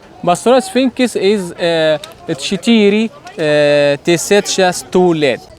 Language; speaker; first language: Russian; non-native, learner; Arabic